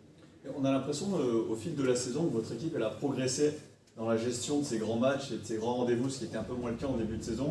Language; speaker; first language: French; native; French